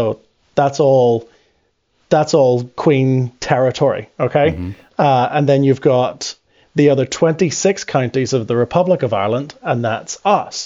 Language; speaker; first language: English; native; English